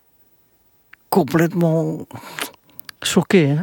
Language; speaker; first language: French; non-native, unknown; Indonesian